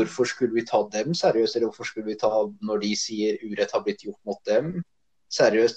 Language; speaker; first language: Norwegian; early bilingual, other home language; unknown